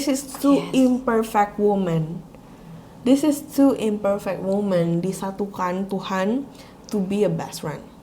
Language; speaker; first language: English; non-native, learner; Indonesian